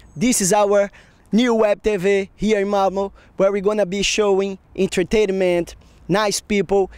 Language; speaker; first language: English; non-native, fluent; Portuguese